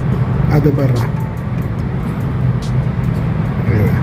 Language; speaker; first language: Arabic; non-native, learner; Filipino